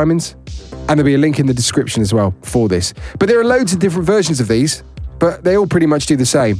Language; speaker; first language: English; native; English